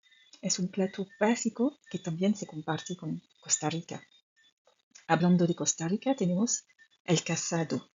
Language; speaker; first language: Spanish; non-native, fluent; French